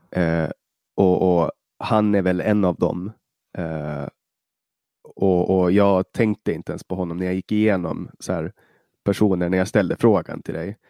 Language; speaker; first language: Swedish; native; Swedish